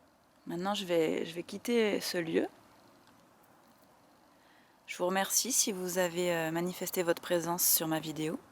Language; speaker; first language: French; native; French